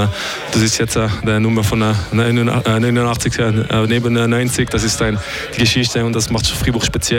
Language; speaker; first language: German; non-native, learner; French